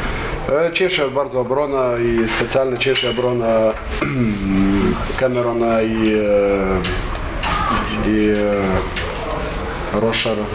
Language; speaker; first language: Polish; non-native, fluent; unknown